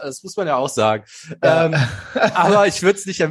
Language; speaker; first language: German; native; German